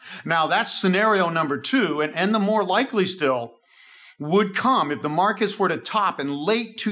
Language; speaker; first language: English; native; English